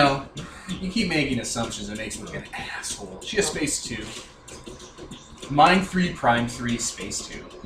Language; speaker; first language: English; native; English